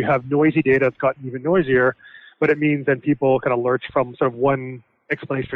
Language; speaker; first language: English; native; English